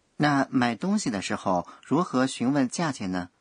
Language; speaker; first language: Chinese; non-native, fluent; Japanese